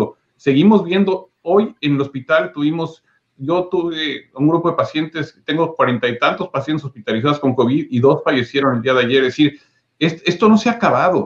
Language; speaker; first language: Spanish; native; Spanish